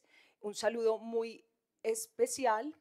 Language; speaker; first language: Spanish; native; Spanish